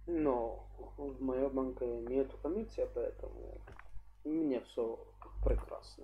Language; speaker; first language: Russian; non-native, learner; English